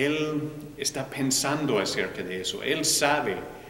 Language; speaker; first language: Spanish; non-native, fluent; English